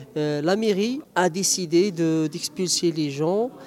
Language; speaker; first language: French; non-native, local second language; Arabic